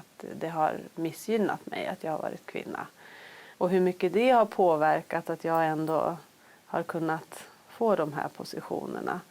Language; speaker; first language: Swedish; native; Swedish